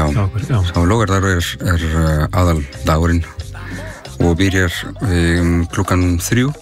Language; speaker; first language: Icelandic; non-native, learner; Spanish